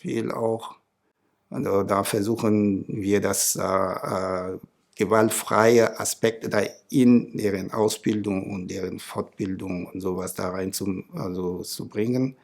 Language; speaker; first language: German; non-native, fluent; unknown